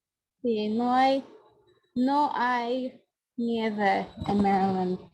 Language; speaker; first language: Spanish; non-native, learner; English